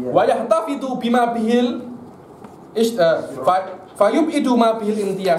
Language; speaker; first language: Arabic; non-native, fluent; Malay